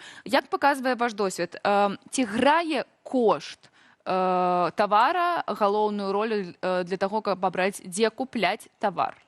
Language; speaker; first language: Belarusian; native; Belarusian